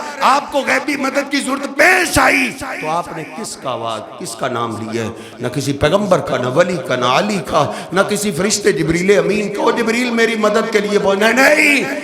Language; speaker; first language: Urdu; non-native, local second language; Punjabi